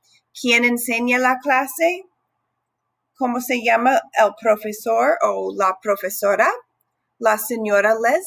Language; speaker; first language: Spanish; non-native, fluent; English